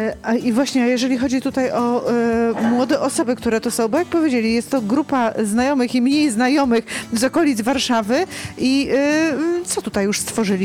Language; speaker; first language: Polish; native; Polish